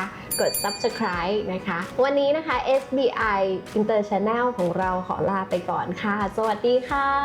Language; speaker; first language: Thai; native; Thai